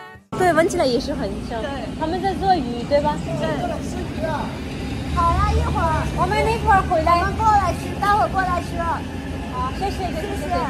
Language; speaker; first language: Chinese; non-native, fluent; Urdu